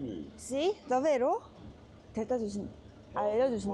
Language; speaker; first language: Italian; non-native, learner; Korean